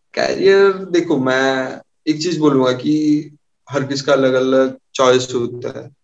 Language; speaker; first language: Hindi; non-native, local second language; Odia